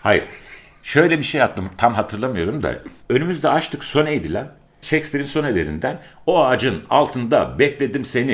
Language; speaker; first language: Turkish; native; Turkish